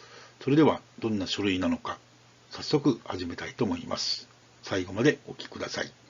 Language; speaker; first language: Japanese; native; Japanese